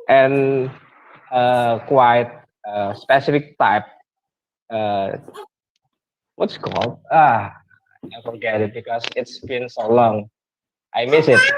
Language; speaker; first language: English; non-native, learner; Indonesian